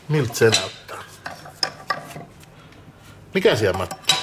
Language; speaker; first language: Finnish; native; Finnish